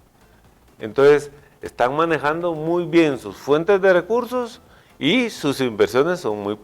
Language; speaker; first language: Spanish; native; Spanish